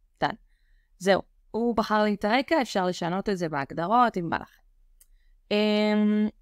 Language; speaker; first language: Hebrew; native; Hebrew